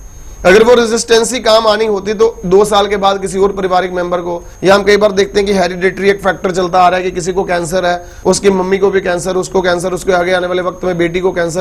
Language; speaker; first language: Hindi; native; Hindi